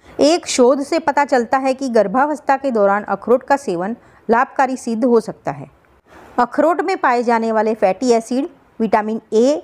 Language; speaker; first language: Hindi; non-native, local second language; Gujarati